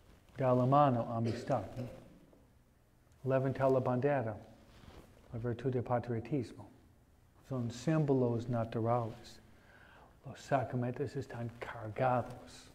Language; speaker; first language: Spanish; non-native, fluent; English